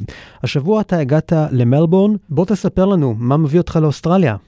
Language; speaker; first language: Hebrew; native; Hebrew